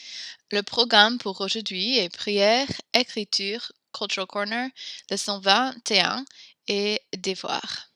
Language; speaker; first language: French; non-native, fluent; English